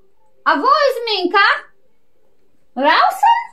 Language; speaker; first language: German; non-native, learner; Polish